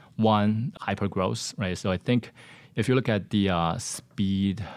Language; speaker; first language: English; non-native, fluent; Chinese